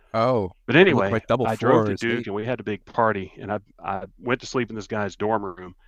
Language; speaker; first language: English; native; English